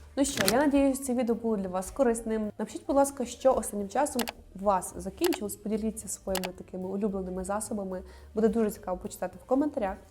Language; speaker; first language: Ukrainian; native; Ukrainian